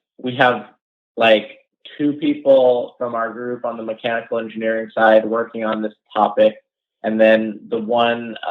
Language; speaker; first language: English; native; English